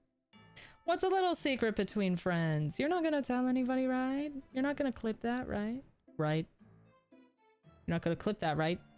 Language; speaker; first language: English; native; English